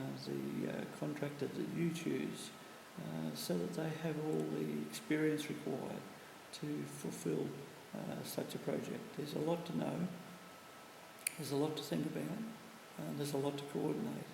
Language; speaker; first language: English; native; English